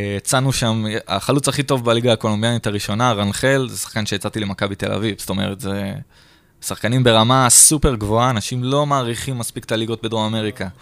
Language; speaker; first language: Hebrew; native; Hebrew